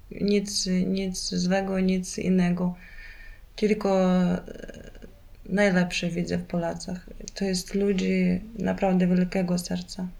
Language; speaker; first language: Polish; non-native, learner; Ukrainian